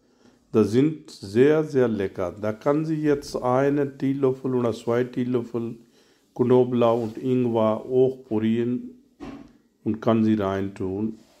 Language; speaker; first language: German; non-native, learner; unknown